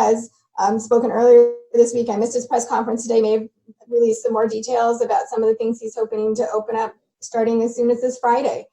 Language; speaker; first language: English; native; English